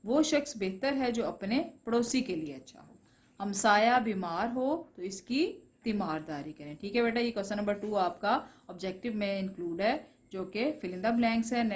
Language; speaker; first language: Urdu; non-native, local second language; Punjabi